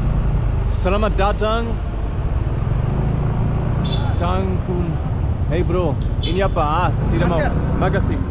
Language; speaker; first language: Indonesian; non-native, learner; German